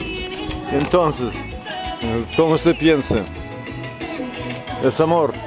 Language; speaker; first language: Spanish; non-native, learner; Russian